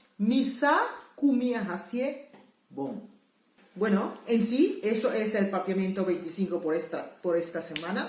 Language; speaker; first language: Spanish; non-native, fluent; Papiamento